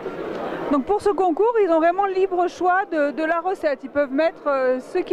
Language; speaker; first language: French; native; French